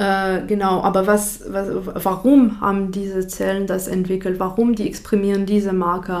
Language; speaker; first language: German; non-native, fluent; French